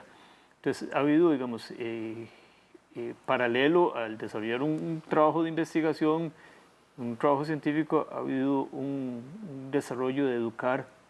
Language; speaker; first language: Spanish; native; Spanish